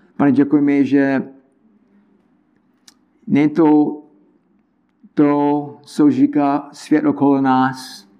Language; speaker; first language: Czech; non-native, learner; English